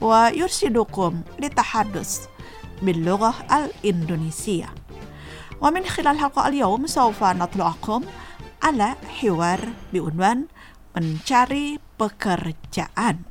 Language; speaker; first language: Arabic; non-native, fluent; Indonesian